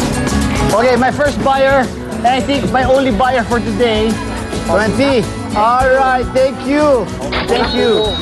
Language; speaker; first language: English; non-native, local second language; Filipino